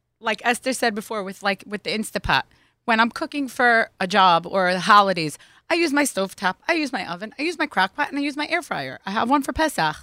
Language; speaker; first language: English; native; English